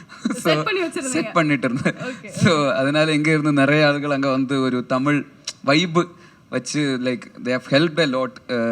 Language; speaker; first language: Tamil; non-native, learner; Malayalam